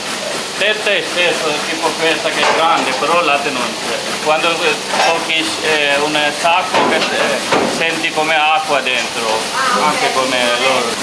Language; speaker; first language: Italian; non-native, learner; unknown